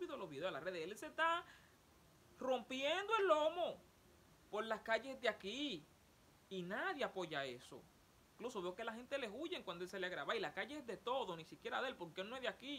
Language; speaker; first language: Spanish; native; Spanish